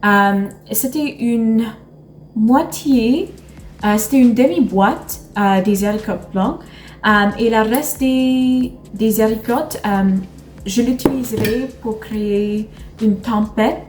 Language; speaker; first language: French; non-native, learner; English